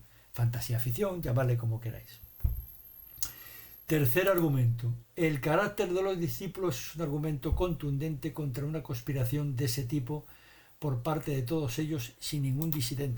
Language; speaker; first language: Spanish; native; Spanish